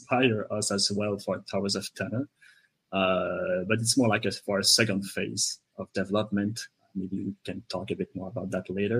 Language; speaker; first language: English; non-native, fluent; French